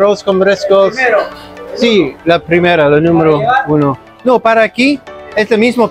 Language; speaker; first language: Spanish; non-native, learner; English